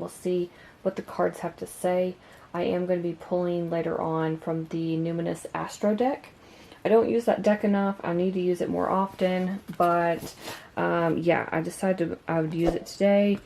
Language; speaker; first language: English; native; English